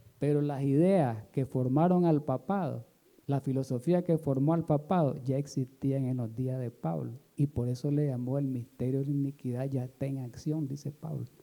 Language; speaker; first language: Spanish; native; Spanish